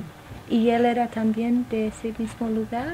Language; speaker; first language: Spanish; non-native, fluent; English